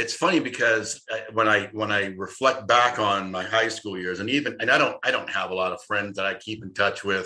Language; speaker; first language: English; native; English